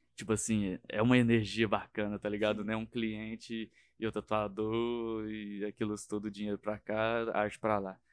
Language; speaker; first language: Portuguese; native; Portuguese